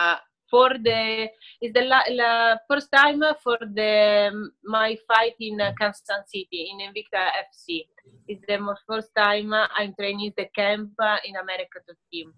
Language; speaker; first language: English; non-native, learner; Italian